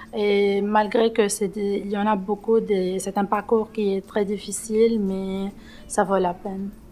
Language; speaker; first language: French; non-native, local second language; Arabic